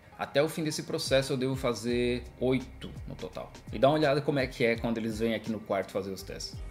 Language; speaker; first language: Portuguese; native; Portuguese